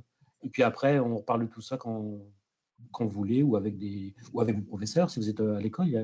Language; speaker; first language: French; native; French